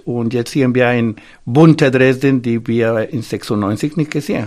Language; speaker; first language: German; non-native, fluent; Spanish